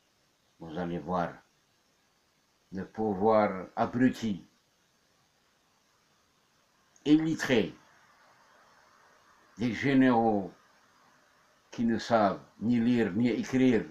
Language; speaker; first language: French; non-native, local second language; Kabyle